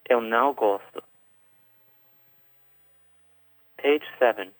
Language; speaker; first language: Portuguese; non-native, fluent; English